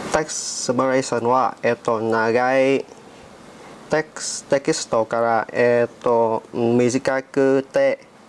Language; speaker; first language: Japanese; non-native, learner; Vietnamese